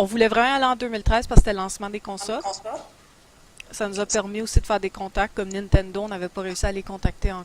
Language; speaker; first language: French; native; French